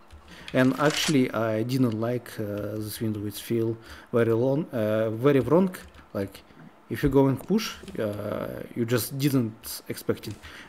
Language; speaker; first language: English; non-native, learner; Russian